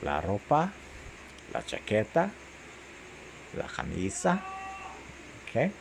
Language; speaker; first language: Spanish; non-native, learner; English